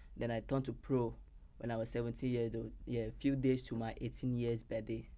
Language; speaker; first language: English; non-native, local second language; Yoruba